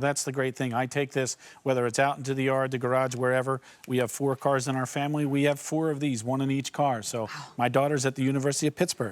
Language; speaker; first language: English; native; English